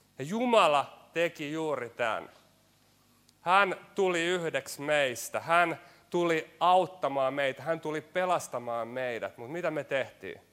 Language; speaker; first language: Finnish; native; Finnish